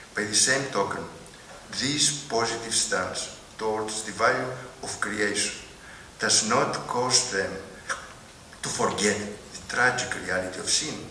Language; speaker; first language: English; non-native, fluent; Greek